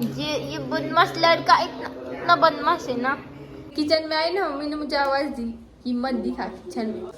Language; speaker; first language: Hindi; non-native, local second language; Marathi